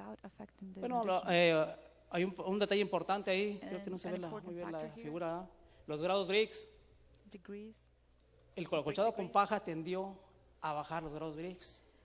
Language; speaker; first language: Spanish; native; Spanish